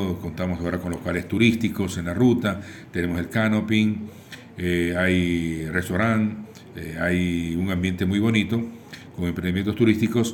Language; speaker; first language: Spanish; native; Spanish